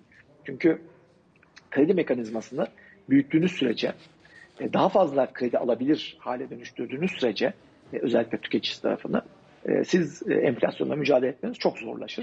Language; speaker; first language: Turkish; native; Turkish